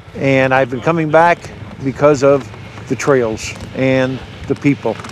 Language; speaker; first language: English; native; English